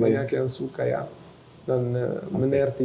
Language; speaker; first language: Indonesian; non-native, fluent; Italian